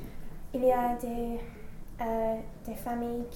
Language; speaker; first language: French; non-native, learner; English